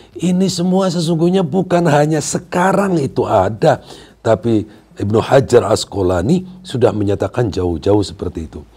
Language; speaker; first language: Indonesian; non-native, local second language; Sundanese